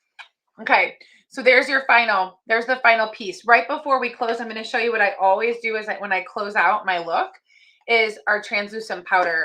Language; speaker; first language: English; native; English